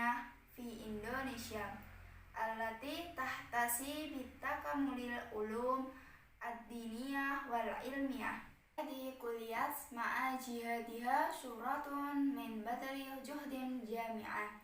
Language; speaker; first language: Arabic; non-native, learner; Indonesian